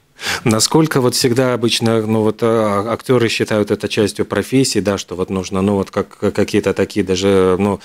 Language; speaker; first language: Russian; native; Russian